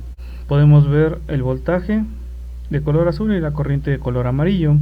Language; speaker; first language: Spanish; native; Spanish